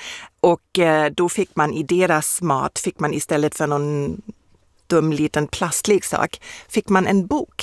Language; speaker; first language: Swedish; non-native, fluent; German